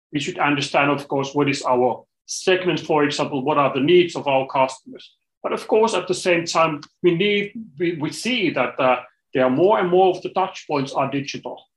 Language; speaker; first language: English; non-native, fluent; Finnish